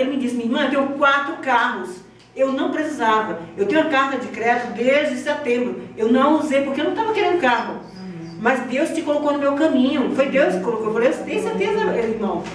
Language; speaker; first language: Portuguese; native; Portuguese